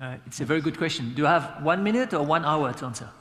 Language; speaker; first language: English; non-native, fluent; French